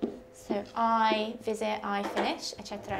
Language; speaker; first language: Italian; non-native, fluent; English